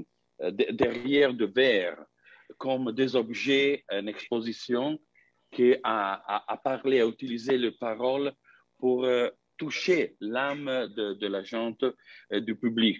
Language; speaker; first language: French; non-native, fluent; Italian